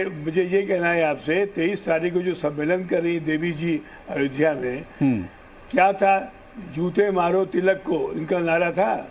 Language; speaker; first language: Hindi; non-native, local second language; Telugu